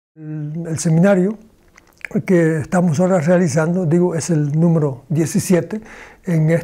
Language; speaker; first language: Spanish; native; Spanish